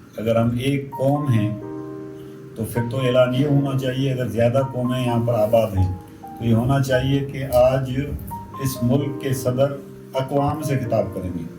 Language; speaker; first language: Urdu; non-native, local second language; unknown